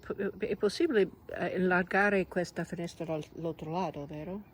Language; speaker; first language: Italian; non-native, learner; English